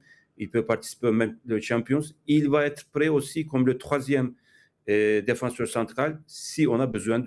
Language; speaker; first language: French; non-native, fluent; Turkish